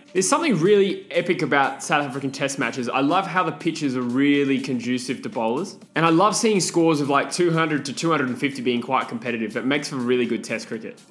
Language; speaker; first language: English; native; English